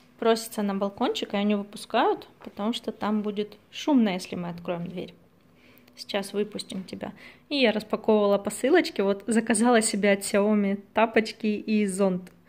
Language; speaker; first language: Russian; native; Russian